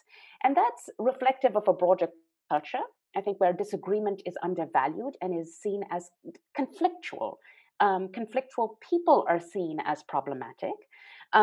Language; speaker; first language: English; non-native, local second language; Urdu